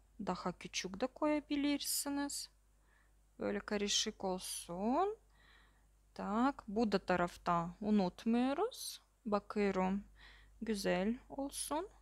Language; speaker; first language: Turkish; non-native, learner; Russian